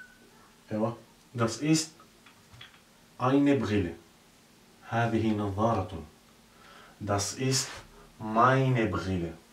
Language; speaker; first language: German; non-native, learner; Arabic